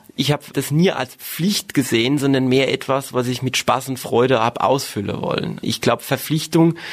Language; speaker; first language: German; native; German